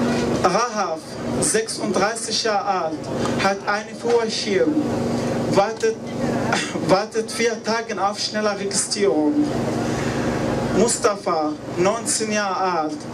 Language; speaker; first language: German; non-native, learner; Arabic